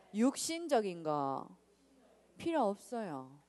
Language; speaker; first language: Korean; native; Korean